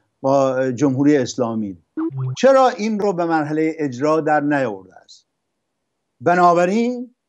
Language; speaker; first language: Persian; non-native, local second language; Arabic